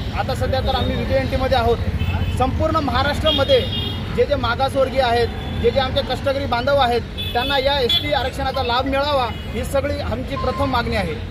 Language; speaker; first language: Marathi; non-native, local second language; Lambadi